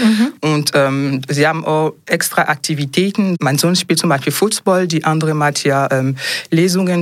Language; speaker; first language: German; non-native, fluent; French